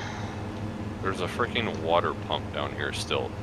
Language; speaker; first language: English; native; English